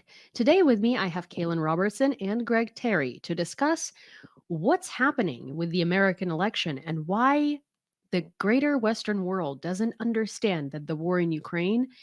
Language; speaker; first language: English; non-native, fluent; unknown